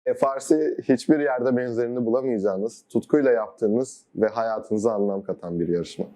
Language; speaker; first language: Turkish; native; Turkish